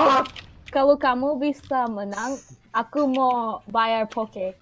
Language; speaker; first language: Indonesian; early bilingual, heritage; Indonesian